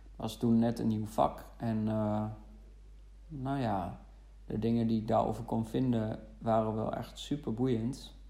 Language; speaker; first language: Dutch; non-native, fluent; German